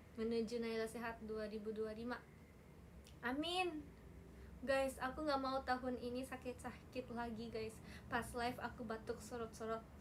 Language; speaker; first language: Indonesian; non-native, fluent; Japanese